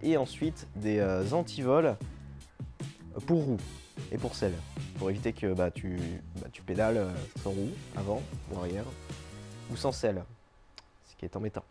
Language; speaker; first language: French; native; French